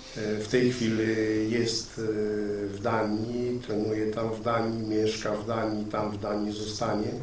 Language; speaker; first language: Polish; native; Polish